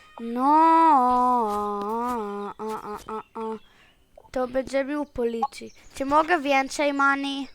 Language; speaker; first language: Polish; early bilingual, heritage; Polish